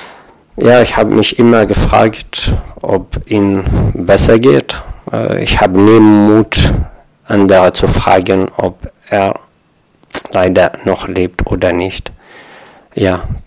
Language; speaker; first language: German; non-native, learner; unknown